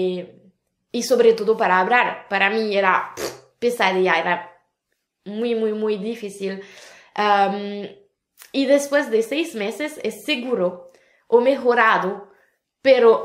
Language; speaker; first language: Spanish; non-native, fluent; French